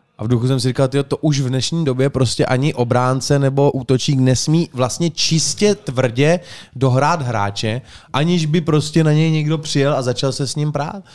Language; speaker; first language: Czech; native; Czech